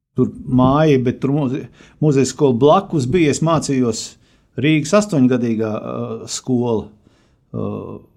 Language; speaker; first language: Latvian; native; Latvian